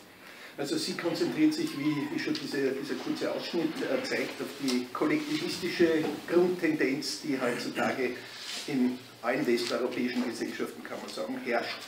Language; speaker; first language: German; native; German